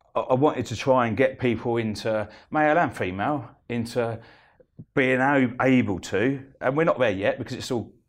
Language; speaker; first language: English; native; English